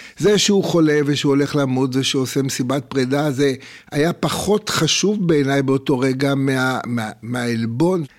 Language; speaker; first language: Hebrew; native; Hebrew